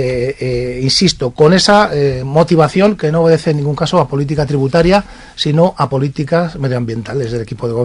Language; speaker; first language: Spanish; native; Spanish